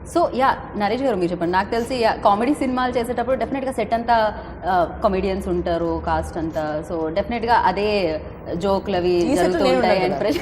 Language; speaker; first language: Telugu; native; Telugu